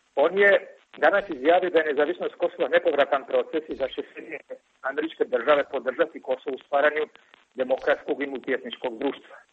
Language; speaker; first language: Serbian; non-native, local second language; Albanian